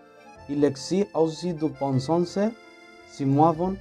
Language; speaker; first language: French; non-native, learner; Spanish